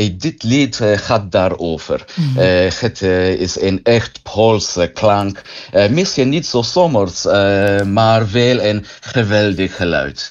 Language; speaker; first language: Dutch; non-native, learner; English